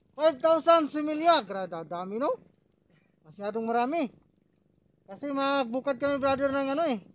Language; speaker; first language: Filipino; non-native, local second language; Cebuano